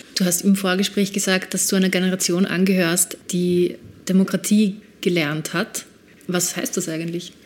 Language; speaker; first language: German; native; German